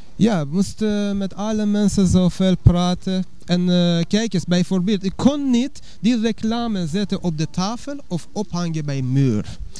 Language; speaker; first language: Dutch; non-native, learner; Persian